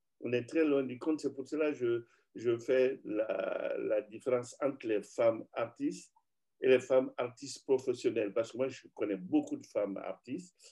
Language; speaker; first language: French; non-native, local second language; Bambara